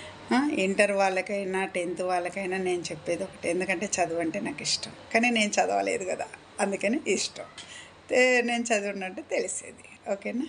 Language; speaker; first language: Telugu; native; Telugu